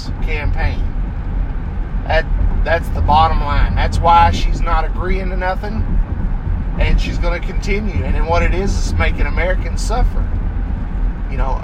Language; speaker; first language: English; native; English